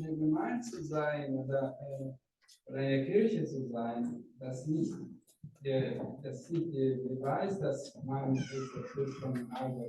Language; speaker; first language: German; non-native, learner; Rundi